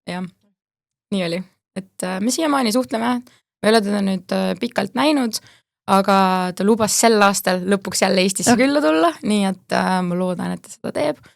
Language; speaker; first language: Estonian; native; Estonian